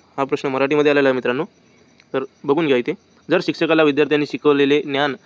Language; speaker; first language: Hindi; non-native, local second language; Marathi